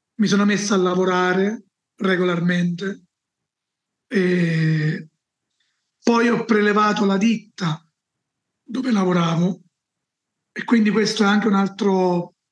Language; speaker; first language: Italian; native; Italian